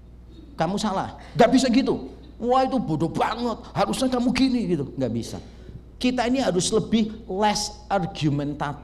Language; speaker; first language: Indonesian; native; Indonesian